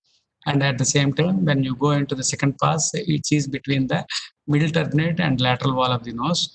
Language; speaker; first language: English; non-native, local second language; Telugu